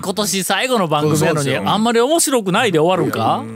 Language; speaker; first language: Japanese; native; Japanese